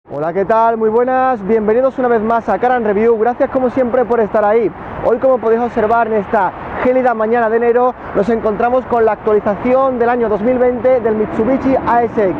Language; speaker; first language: Spanish; native; Spanish